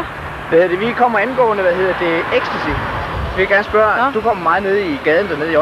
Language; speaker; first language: Danish; native; Danish